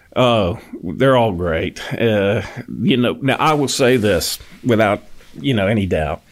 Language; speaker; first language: English; native; English